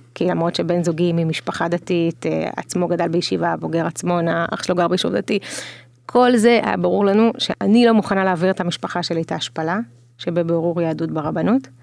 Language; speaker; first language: Hebrew; early bilingual, other home language; Russian